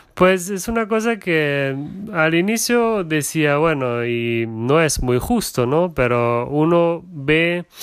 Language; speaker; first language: Spanish; non-native, fluent; German